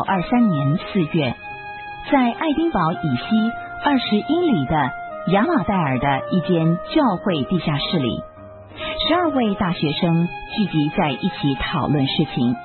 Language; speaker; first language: Chinese; native; Chinese